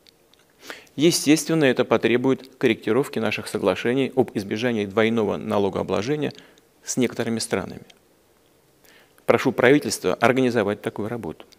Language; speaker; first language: Russian; native; Russian